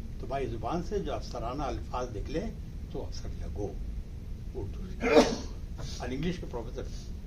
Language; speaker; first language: Urdu; native; Urdu